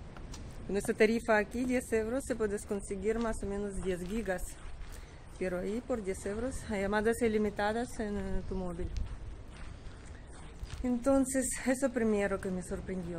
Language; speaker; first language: Spanish; non-native, learner; Russian